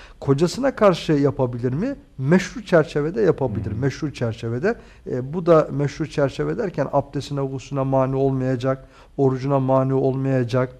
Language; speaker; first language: Turkish; native; Turkish